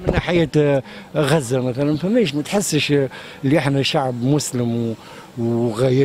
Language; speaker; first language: Arabic; native; Arabic